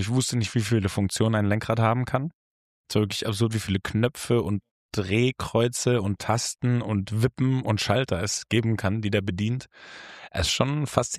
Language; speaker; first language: German; native; German